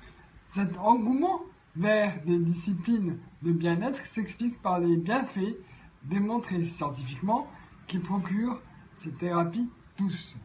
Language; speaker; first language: French; non-native, local second language; Arabic